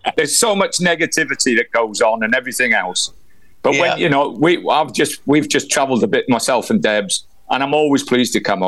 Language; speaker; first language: English; native; English